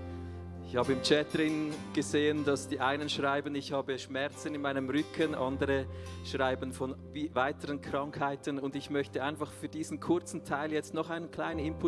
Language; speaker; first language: German; native; German